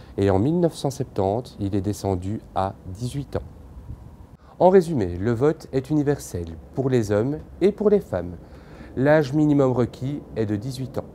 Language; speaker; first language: French; native; French